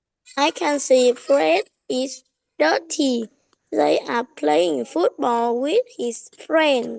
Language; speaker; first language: English; non-native, learner; Vietnamese